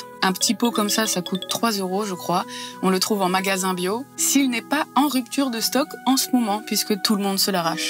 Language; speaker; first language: French; native; French